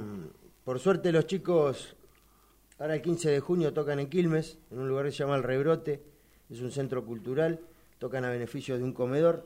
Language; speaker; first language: Spanish; native; Spanish